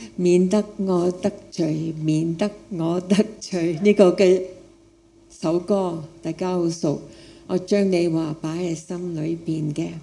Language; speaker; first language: Chinese; non-native, fluent; English